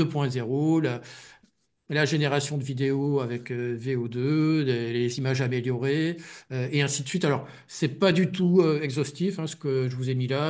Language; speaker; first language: French; native; French